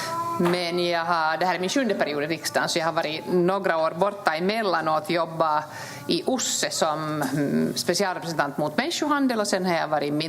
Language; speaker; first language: Swedish; native; Swedish